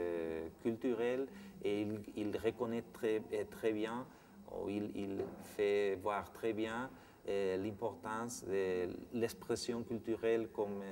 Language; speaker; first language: French; non-native, fluent; Spanish